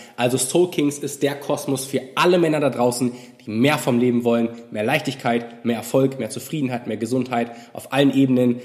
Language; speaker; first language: German; native; German